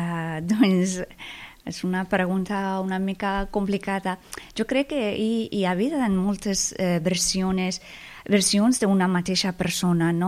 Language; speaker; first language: Catalan; non-native, fluent; Persian